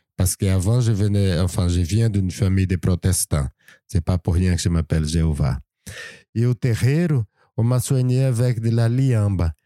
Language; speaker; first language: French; non-native, fluent; Portuguese